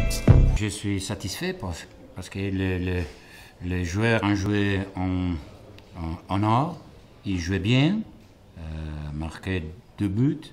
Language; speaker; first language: French; non-native, learner; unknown